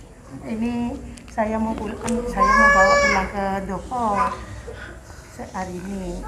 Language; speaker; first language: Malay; non-native, local second language; Javanese